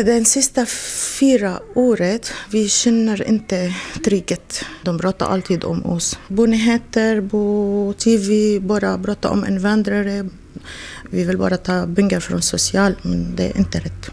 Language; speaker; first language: Swedish; non-native, learner; Arabic